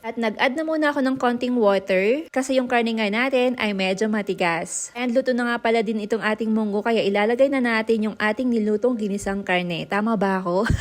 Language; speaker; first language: Filipino; non-native, local second language; Romany